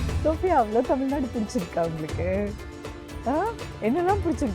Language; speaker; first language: Tamil; native; Tamil